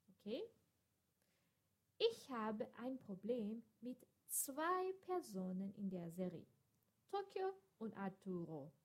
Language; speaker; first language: German; non-native, fluent; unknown